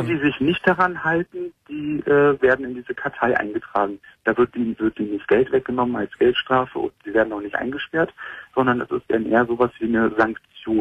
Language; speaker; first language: German; native; German